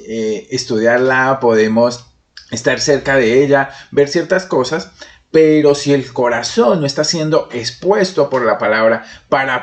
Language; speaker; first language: Spanish; native; Spanish